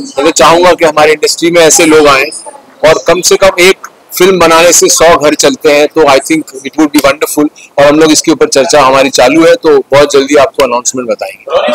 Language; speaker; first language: Hindi; native; Hindi